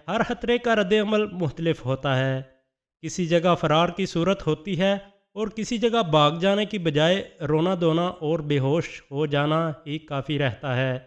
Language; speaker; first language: Urdu; non-native, local second language; Punjabi